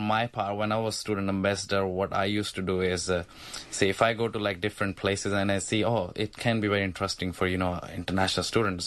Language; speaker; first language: English; non-native, local second language; Punjabi